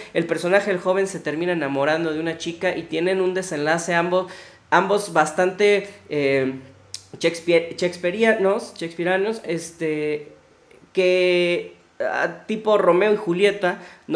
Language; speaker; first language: Spanish; native; Spanish